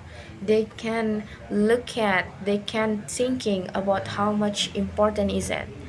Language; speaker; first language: English; non-native, learner; Indonesian